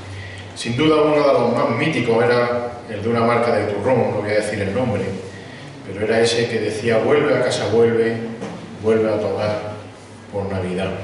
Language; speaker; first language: Spanish; native; Spanish